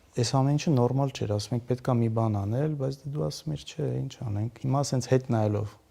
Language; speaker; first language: Armenian; native; Armenian